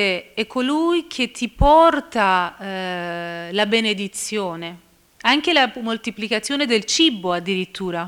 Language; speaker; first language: Italian; non-native, fluent; Persian